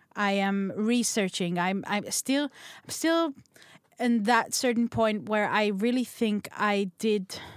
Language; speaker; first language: English; non-native, local second language; Hebrew